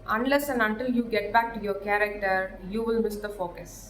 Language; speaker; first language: English; non-native, local second language; Tamil